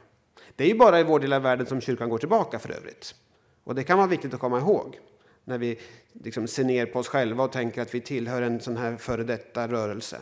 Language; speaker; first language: Swedish; native; Swedish